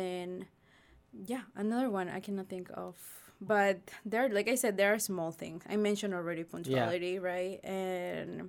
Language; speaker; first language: English; non-native, fluent; Spanish